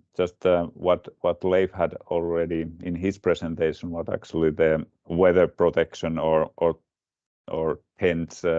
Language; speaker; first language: English; non-native, fluent; Finnish